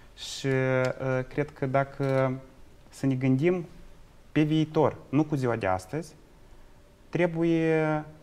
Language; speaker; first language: Romanian; native; Romanian